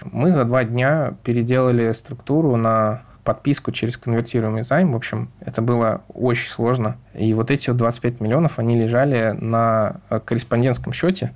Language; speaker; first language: Russian; native; Russian